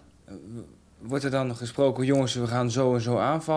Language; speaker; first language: Dutch; native; Dutch